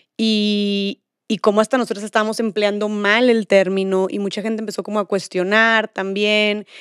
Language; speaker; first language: Spanish; native; Spanish